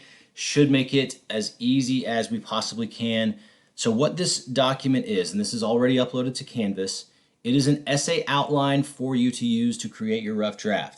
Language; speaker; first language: English; native; English